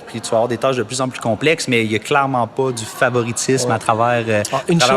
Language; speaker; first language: French; native; French